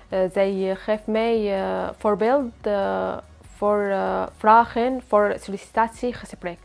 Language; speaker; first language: Dutch; non-native, learner; Arabic